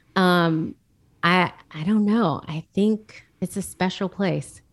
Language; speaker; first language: English; native; English